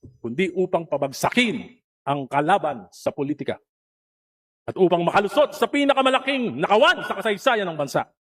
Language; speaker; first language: Filipino; native; Filipino